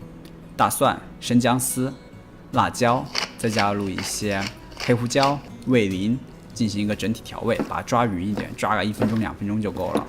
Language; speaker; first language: Chinese; native; Chinese